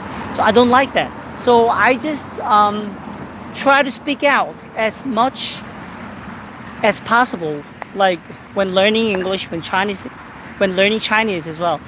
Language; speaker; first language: English; non-native, fluent; Korean